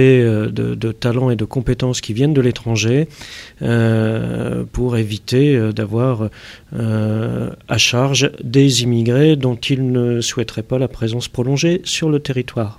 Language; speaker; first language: French; native; French